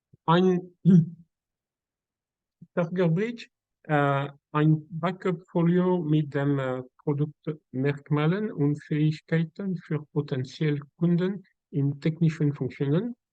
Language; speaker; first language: German; non-native, learner; French